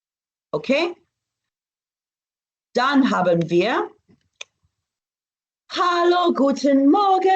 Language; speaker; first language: German; non-native, fluent; English